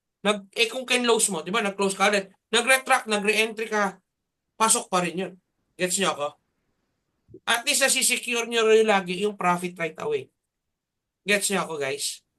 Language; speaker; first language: Filipino; native; Filipino